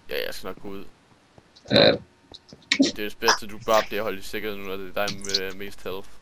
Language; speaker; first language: Danish; native; Danish